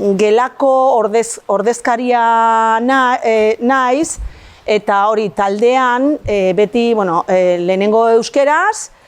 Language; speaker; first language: Basque; non-native, local second language; Spanish